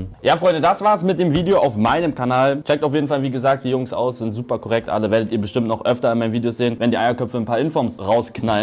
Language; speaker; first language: German; native; German